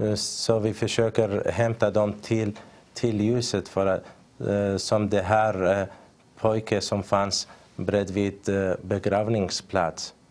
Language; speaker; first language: Swedish; non-native, fluent; Arabic